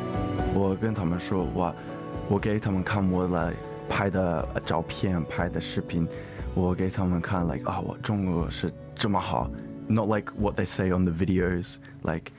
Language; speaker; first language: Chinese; early bilingual, heritage; English